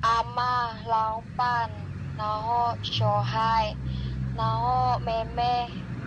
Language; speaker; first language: Chinese; non-native, learner; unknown